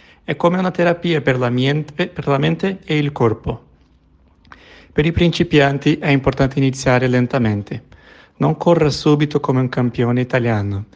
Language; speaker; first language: Italian; non-native, learner; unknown